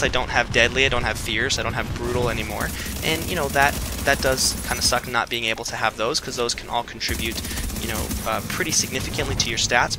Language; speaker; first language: English; native; English